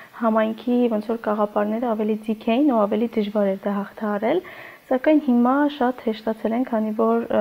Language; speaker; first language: Armenian; non-native, local second language; Kurdish